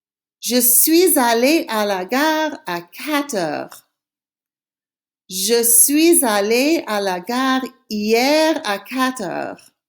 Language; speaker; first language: French; non-native, fluent; English